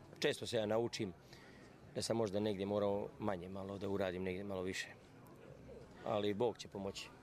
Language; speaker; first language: Serbian; native; Serbian